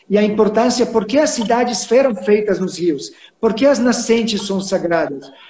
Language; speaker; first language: Portuguese; non-native, fluent; Serbian